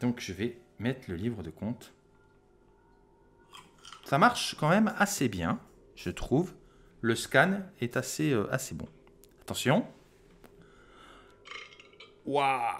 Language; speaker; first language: French; native; French